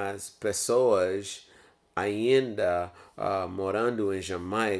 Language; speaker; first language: Portuguese; non-native, learner; English